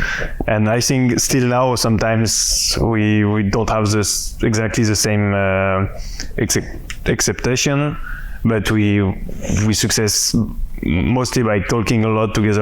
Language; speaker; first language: English; non-native, fluent; French